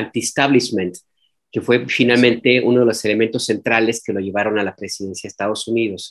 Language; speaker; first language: Spanish; native; Spanish